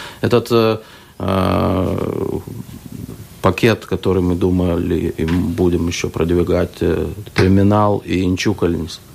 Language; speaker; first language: Russian; non-native, local second language; Lithuanian